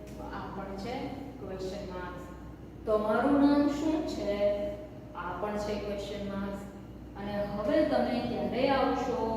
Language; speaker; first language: Gujarati; native; Gujarati